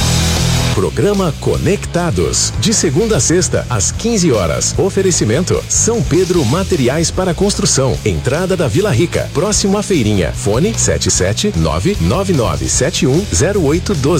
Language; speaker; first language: Portuguese; native; Portuguese